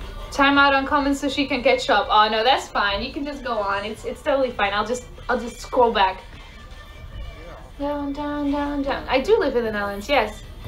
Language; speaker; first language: English; non-native, fluent; Dutch